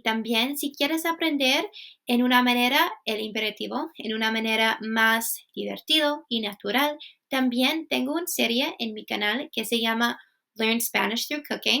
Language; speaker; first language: Spanish; non-native, fluent; English